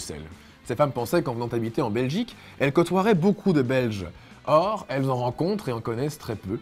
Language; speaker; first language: French; native; French